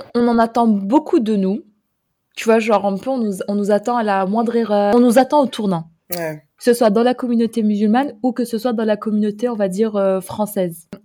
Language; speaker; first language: French; non-native, fluent; Arabic